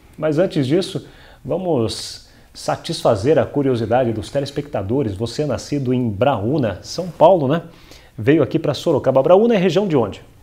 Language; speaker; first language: Portuguese; native; Portuguese